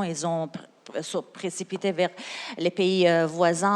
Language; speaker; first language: French; non-native, learner; Persian